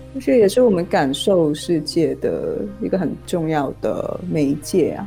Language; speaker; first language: Chinese; non-native, local second language; Cantonese